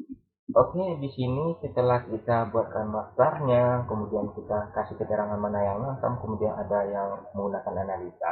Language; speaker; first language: Indonesian; native; Indonesian